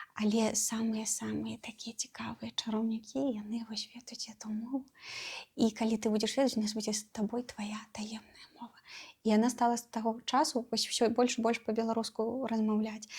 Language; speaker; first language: Belarusian; non-native, local second language; Russian